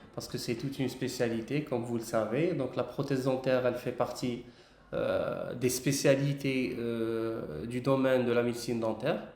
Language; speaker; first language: French; non-native, local second language; Arabic